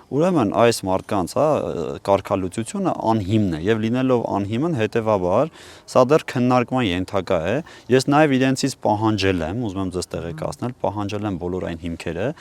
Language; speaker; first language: Armenian; native; Armenian